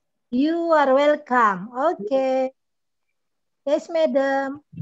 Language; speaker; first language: English; non-native, learner; Indonesian